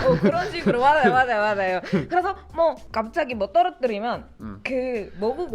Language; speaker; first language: Korean; non-native, fluent; Indonesian